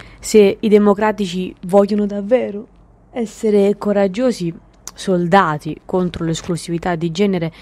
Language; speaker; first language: Italian; native; Italian